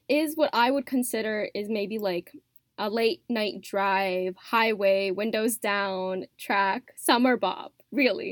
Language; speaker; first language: English; native; English